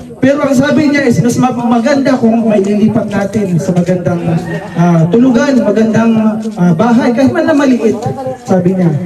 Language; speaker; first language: Filipino; non-native, local second language; Waray